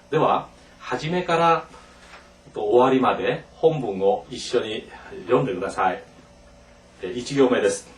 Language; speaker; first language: Japanese; non-native, fluent; Korean